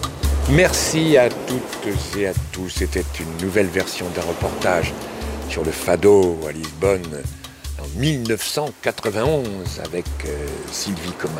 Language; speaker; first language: French; native; French